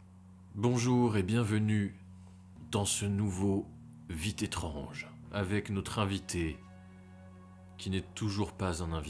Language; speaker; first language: French; native; French